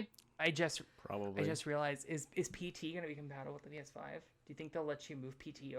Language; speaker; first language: English; native; English